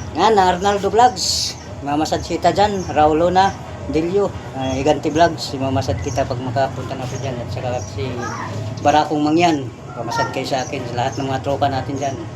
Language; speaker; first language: Filipino; non-native, local second language; Cebuano